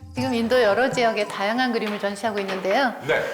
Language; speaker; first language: Korean; native; Korean